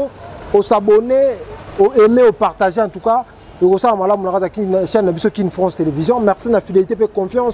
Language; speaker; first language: French; non-native, local second language; Lingala